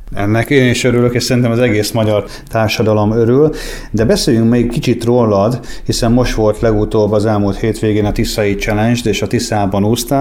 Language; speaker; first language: Hungarian; native; Hungarian